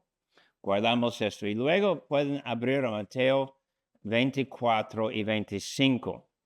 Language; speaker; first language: Spanish; non-native, fluent; English